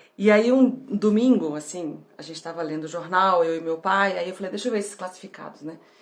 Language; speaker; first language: Portuguese; native; Portuguese